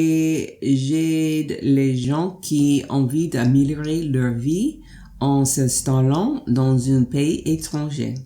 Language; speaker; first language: French; non-native, fluent; English